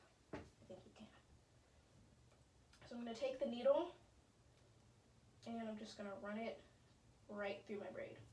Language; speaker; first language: English; native; English